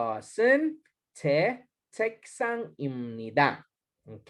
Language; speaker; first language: Korean; non-native, learner; Hiligaynon